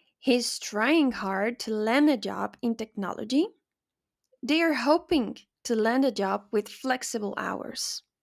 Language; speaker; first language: English; non-native, fluent; Spanish